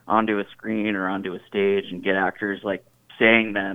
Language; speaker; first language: English; native; English